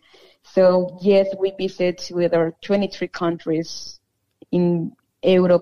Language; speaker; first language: English; non-native, fluent; Spanish